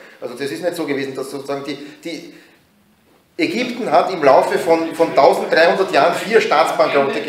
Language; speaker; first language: German; native; German